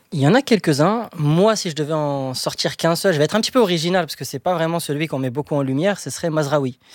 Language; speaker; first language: French; native; French